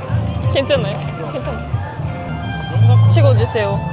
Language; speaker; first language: Korean; non-native, learner; Japanese